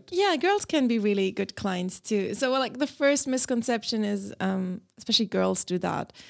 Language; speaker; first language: English; non-native, fluent; German